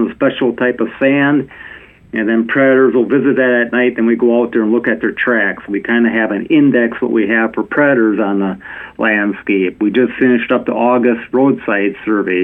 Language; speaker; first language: English; native; English